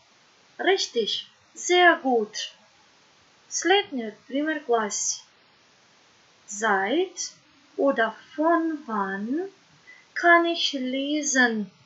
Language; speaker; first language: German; non-native, fluent; Macedonian